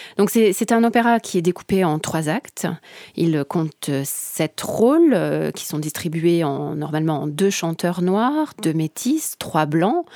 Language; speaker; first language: French; native; French